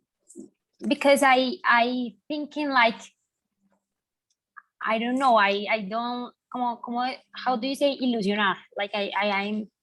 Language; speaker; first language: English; non-native, learner; Spanish